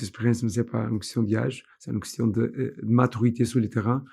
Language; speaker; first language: French; non-native, fluent; Portuguese